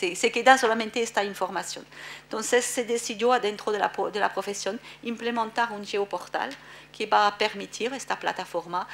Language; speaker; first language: Spanish; non-native, fluent; French